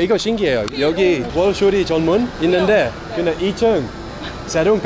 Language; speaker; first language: Korean; non-native, learner; Dutch